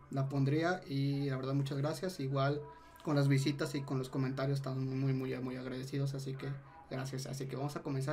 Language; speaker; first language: Spanish; native; Spanish